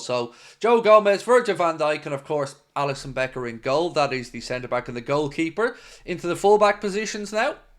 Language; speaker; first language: English; native; English